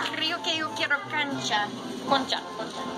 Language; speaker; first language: Spanish; non-native, learner; English